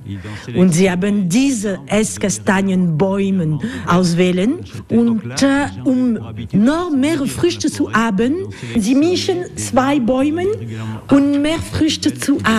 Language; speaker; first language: German; non-native, learner; French